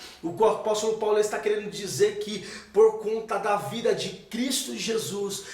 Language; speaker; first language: Portuguese; native; Portuguese